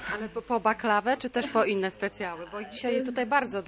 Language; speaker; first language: Polish; native; Polish